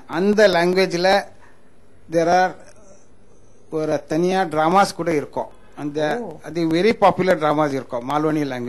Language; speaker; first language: Tamil; non-native, local second language; Marathi